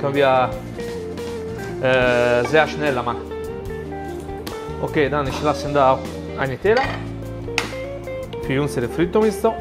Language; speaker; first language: German; non-native, learner; Italian